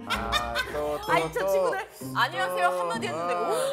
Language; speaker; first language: Korean; native; Korean